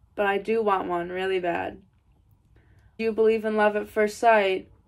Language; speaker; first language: English; native; English